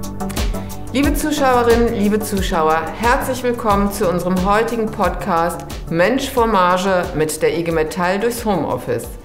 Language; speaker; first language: German; native; German